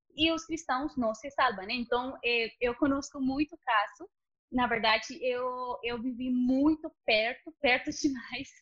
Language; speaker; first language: Portuguese; non-native, learner; Spanish